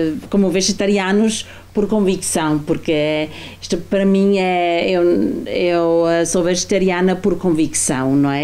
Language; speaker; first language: Portuguese; non-native, fluent; German